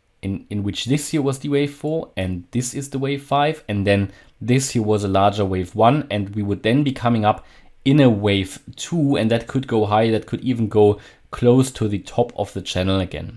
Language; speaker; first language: English; non-native, fluent; German